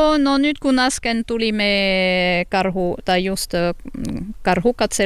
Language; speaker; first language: Finnish; non-native, learner; French